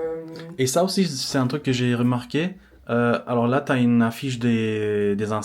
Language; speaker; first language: French; non-native, fluent; English